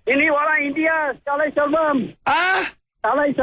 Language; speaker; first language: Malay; non-native, local second language; Tamil